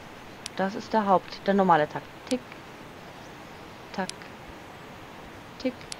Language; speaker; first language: German; native; German